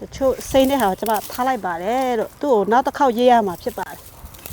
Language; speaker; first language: Burmese; non-native, local second language; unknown